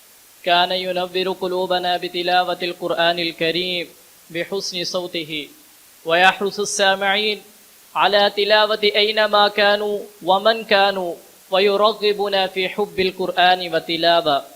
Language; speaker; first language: Arabic; non-native, learner; Urdu